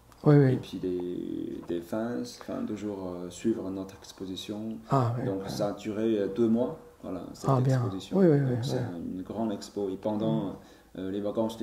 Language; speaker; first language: French; non-native, learner; Chinese